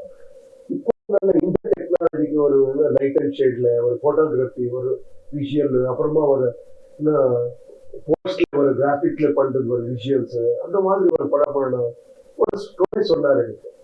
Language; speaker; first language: Tamil; non-native, learner; Kannada